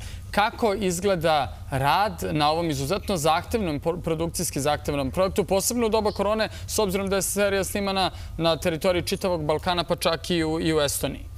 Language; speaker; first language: Serbian; native; Serbian